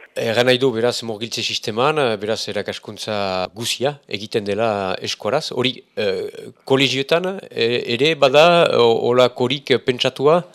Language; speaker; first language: Basque; native; Basque